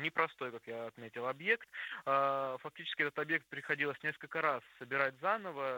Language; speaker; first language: Russian; native; Russian